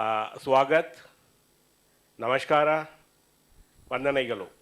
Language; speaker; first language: Kannada; non-native, learner; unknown